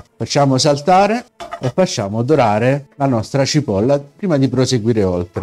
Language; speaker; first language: Italian; native; Italian